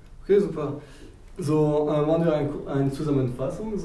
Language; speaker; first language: German; non-native, fluent; French